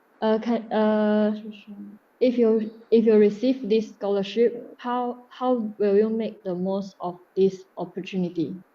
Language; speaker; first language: English; non-native, learner; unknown